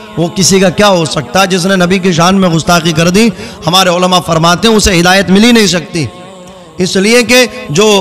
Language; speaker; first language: Hindi; native; Hindi